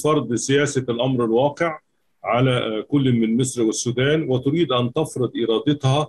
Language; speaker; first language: Arabic; native; Arabic